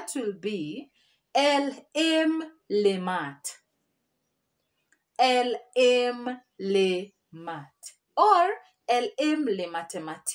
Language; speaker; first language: French; non-native, fluent; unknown